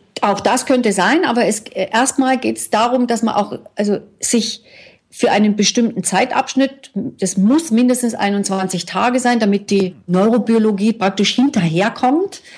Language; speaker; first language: German; native; German